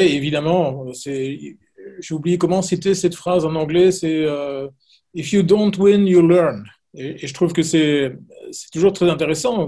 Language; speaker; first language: French; native; French